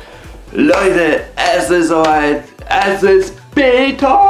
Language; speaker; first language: German; non-native, learner; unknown